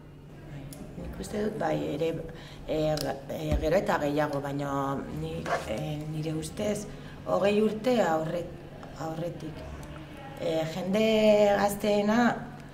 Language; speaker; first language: Basque; non-native, learner; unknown